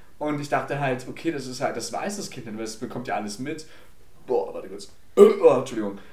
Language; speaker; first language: German; early bilingual, other home language; Polish